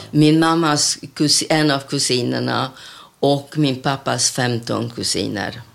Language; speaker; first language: Swedish; non-native, fluent; Hungarian